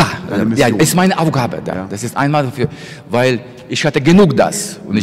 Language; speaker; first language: German; non-native, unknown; Russian